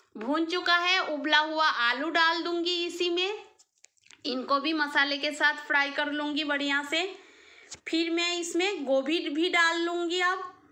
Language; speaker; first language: Hindi; non-native, local second language; Bangla